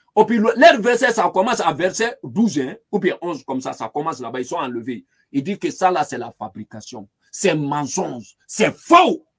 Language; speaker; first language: French; non-native, local second language; Lingala